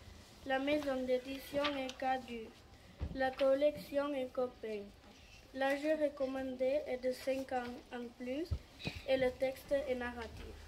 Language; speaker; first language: French; non-native, learner; Catalan